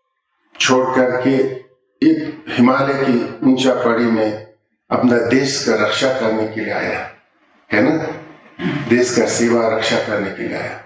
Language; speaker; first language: Hindi; non-native, local second language; Ladakhi